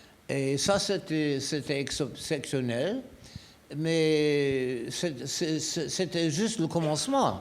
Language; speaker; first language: French; non-native, fluent; German